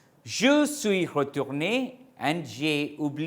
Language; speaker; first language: French; non-native, fluent; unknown